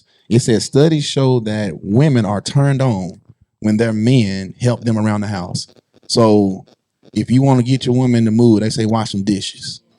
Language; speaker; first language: English; native; English